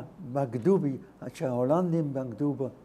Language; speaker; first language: Hebrew; non-native, fluent; Dutch